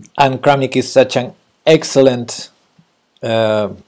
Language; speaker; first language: English; non-native, fluent; Spanish